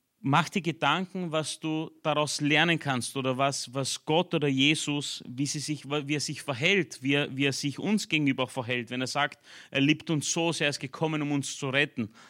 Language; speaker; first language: German; early bilingual, other home language; Romanian